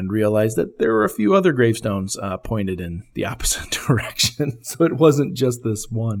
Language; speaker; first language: English; native; English